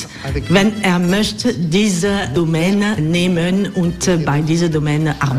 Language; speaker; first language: German; non-native, learner; French